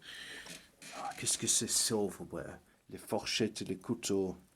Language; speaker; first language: French; early bilingual, heritage; English